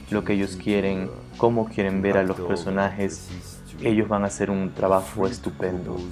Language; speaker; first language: Spanish; non-native, fluent; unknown